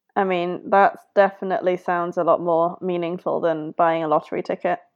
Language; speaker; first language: English; non-native, local second language; Cantonese